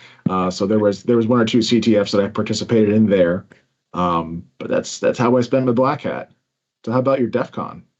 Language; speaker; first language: English; native; English